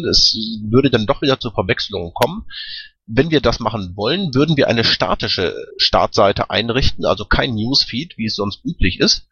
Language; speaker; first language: German; native; German